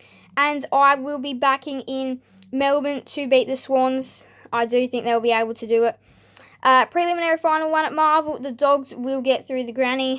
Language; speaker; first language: English; native; English